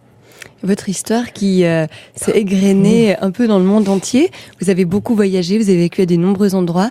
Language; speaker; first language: French; native; French